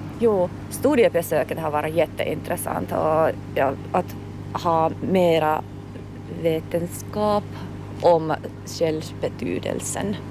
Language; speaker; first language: Swedish; non-native, local second language; Finnish